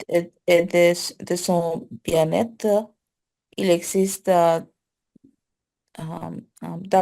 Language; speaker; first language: French; non-native, learner; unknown